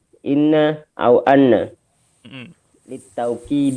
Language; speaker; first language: Arabic; non-native, learner; Indonesian